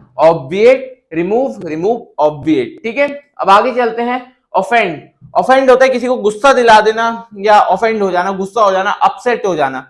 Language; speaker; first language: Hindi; native; Hindi